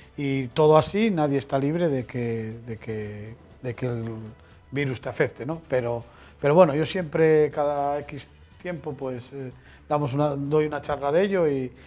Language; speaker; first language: Spanish; native; Spanish